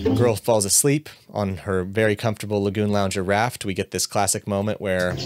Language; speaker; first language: English; native; English